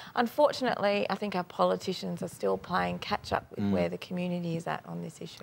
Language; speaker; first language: English; native; English